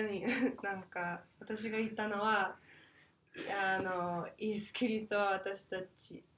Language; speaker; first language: Japanese; non-native, fluent; English